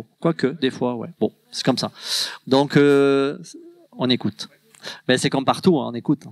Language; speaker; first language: French; native; French